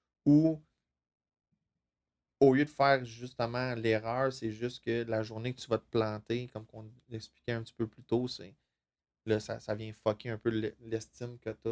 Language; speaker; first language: French; native; French